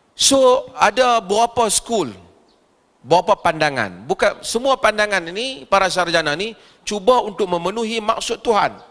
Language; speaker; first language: Malay; native; Malay